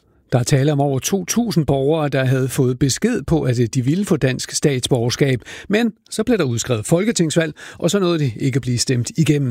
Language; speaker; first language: Danish; native; Danish